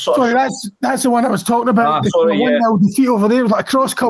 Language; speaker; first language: English; native; English